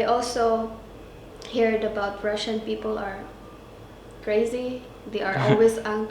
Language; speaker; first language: English; non-native, local second language; Cebuano